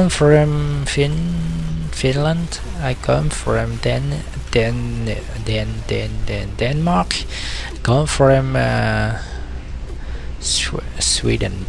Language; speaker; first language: English; non-native, learner; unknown